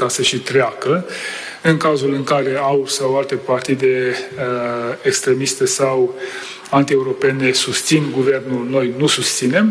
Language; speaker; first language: Romanian; non-native, local second language; Hungarian